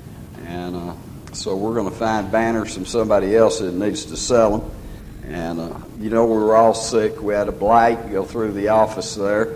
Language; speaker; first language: English; native; English